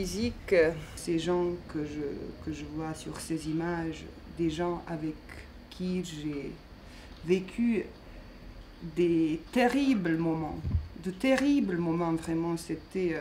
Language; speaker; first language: French; non-native, fluent; Bosnian